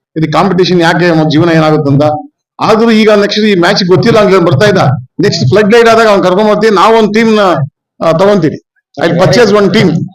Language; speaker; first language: Kannada; native; Kannada